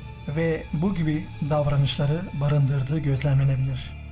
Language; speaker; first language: Turkish; native; Turkish